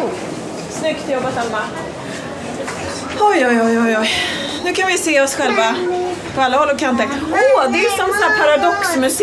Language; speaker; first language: Swedish; native; Swedish